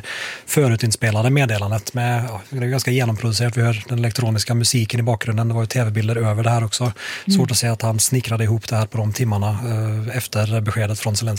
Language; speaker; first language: Swedish; native; Swedish